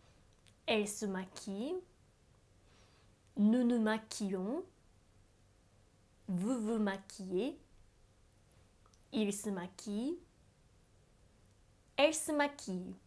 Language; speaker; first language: French; non-native, fluent; Japanese